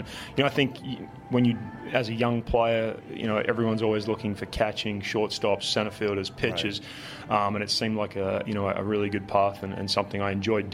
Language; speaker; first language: English; native; English